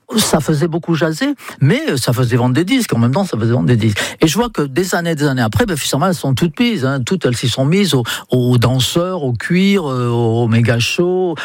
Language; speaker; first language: French; non-native, fluent; English